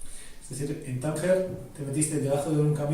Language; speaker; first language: Spanish; native; Spanish